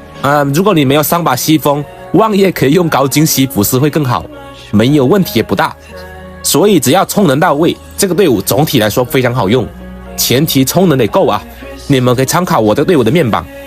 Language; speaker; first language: Chinese; native; Chinese